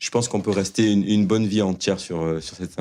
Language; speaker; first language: French; native; French